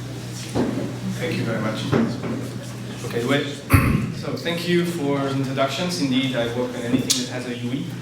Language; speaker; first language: English; non-native, fluent; French